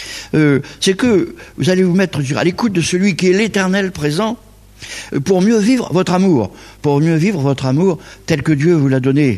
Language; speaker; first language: French; native; French